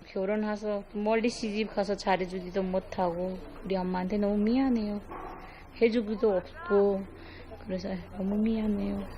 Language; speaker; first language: Korean; non-native, learner; Nepali